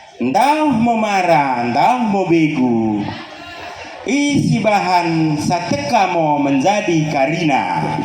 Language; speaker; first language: Indonesian; non-native, local second language; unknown